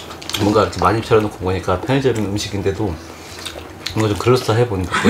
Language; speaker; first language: Korean; native; Korean